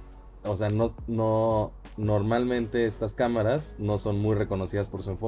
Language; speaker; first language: Spanish; native; Spanish